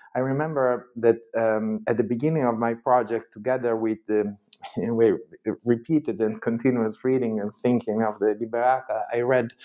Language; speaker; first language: English; non-native, fluent; Italian